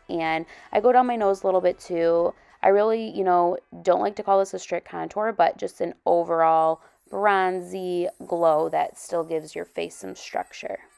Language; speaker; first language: English; native; English